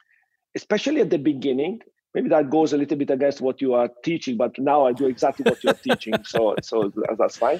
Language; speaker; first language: English; non-native, fluent; Italian